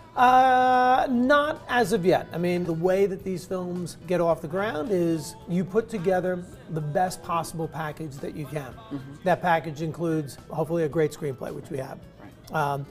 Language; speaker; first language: English; native; English